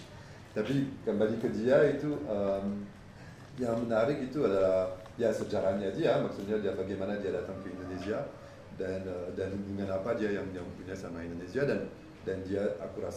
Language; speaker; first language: Indonesian; non-native, fluent; French